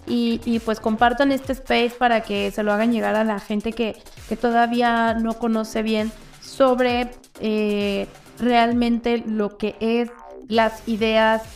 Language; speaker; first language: Spanish; native; Spanish